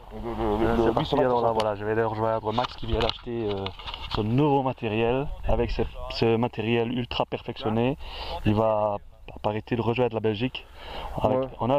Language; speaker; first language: French; native; French